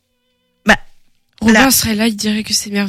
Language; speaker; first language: French; native; French